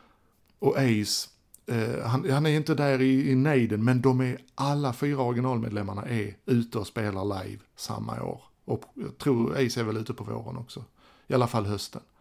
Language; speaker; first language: Swedish; native; Swedish